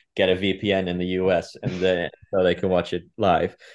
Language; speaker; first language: English; non-native, fluent; Dutch